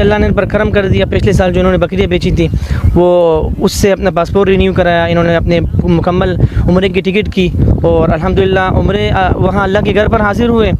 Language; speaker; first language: Urdu; native; Urdu